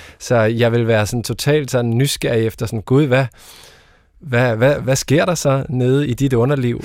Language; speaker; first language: Danish; native; Danish